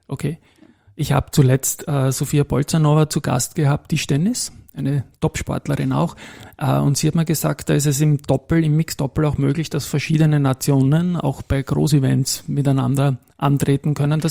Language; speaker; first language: German; native; German